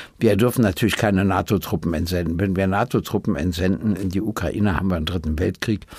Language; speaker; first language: German; native; German